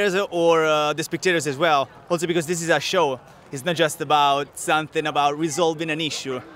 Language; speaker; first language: English; non-native, fluent; Italian